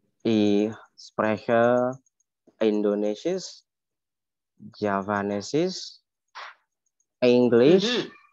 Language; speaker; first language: German; non-native, learner; Indonesian